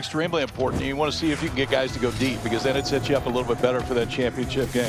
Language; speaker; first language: English; native; English